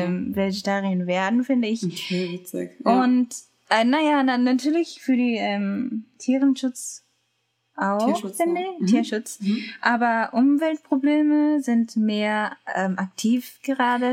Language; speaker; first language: German; non-native, learner; Japanese